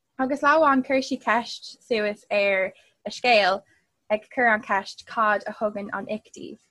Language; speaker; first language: Irish; non-native, local second language; English